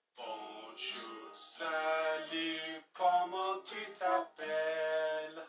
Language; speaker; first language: French; non-native, fluent; English